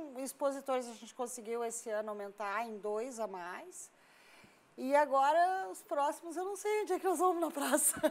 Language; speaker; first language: Portuguese; native; Portuguese